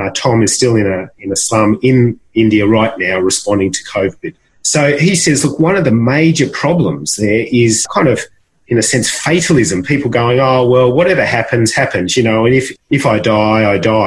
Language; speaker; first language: English; native; English